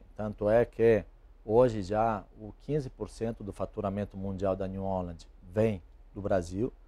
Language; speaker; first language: Portuguese; non-native, fluent; Italian